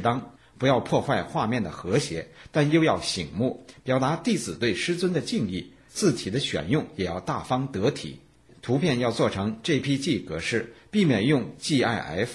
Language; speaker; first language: Chinese; native; Chinese